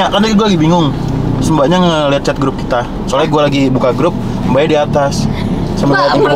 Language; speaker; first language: Indonesian; native; Indonesian